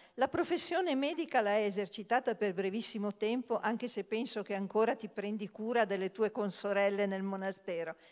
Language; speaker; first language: Italian; native; Italian